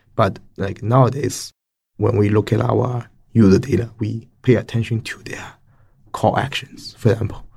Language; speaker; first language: English; non-native, fluent; Chinese